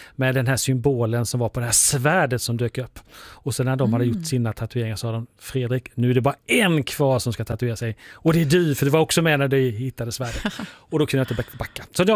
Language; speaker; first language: Swedish; native; Swedish